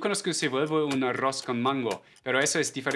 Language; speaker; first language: Spanish; non-native, fluent; German